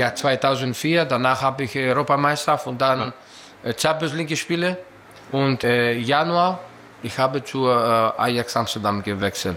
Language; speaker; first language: German; non-native, fluent; Greek